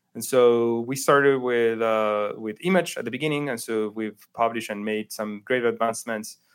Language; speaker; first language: English; non-native, fluent; Spanish